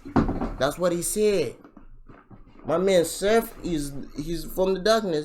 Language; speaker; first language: English; native; English